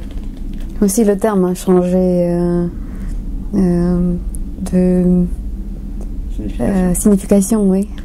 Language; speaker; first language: French; non-native, fluent; Romanian